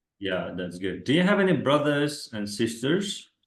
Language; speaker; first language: English; non-native, fluent; Kazakh